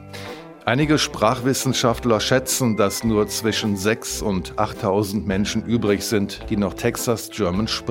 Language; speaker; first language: German; native; German